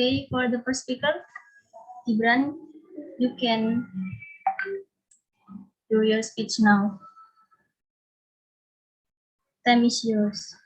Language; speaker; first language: English; non-native, learner; Indonesian